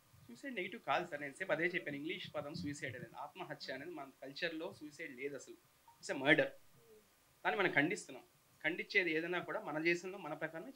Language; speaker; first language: Telugu; native; Telugu